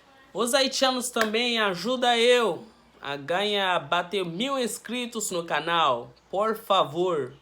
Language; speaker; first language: Portuguese; non-native, learner; Haitian Creole